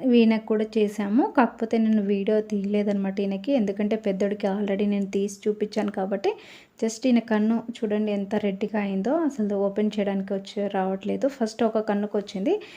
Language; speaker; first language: Telugu; native; Telugu